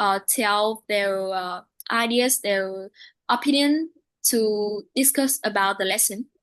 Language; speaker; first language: English; non-native, learner; Vietnamese